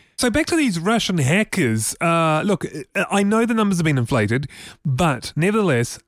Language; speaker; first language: English; native; English